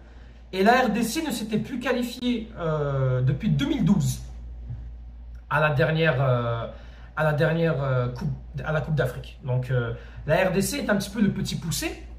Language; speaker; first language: French; native; French